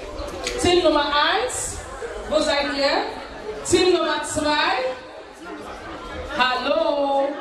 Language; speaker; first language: German; non-native, fluent; Igbo